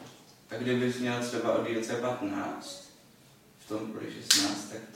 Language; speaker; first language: Czech; native; Czech